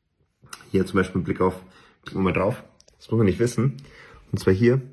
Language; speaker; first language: German; native; German